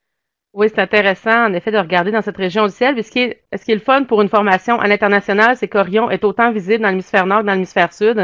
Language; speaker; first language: French; native; French